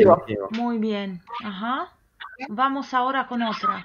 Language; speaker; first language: Spanish; non-native, fluent; Polish